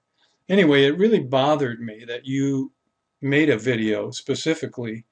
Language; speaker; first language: English; native; English